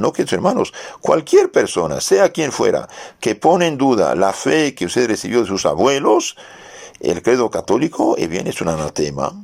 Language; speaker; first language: Spanish; non-native, fluent; French